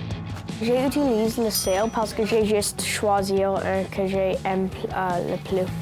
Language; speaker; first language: French; non-native, local second language; English